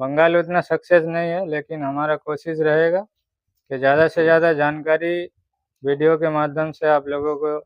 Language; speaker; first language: Hindi; non-native, local second language; Bangla